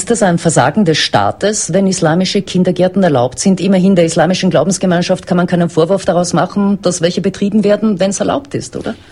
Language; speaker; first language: German; native; German